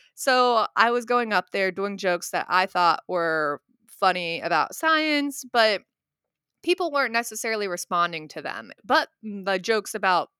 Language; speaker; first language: English; native; English